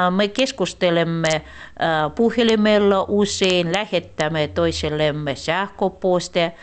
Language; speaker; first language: Finnish; non-native, fluent; Russian